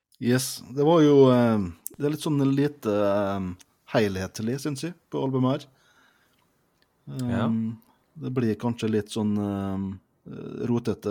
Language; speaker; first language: Norwegian; native; Norwegian